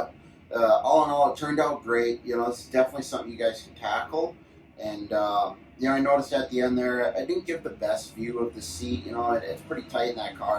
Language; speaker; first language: English; native; English